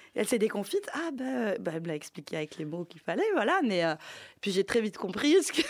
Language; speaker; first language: French; early bilingual, other home language; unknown